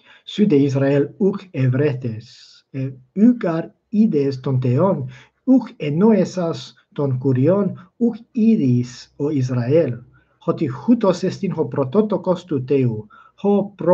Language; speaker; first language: Greek; non-native, fluent; English